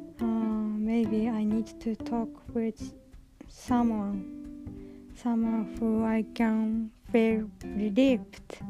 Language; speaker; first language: English; non-native, learner; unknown